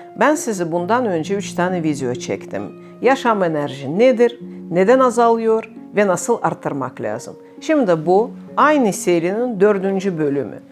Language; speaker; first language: Turkish; non-native, fluent; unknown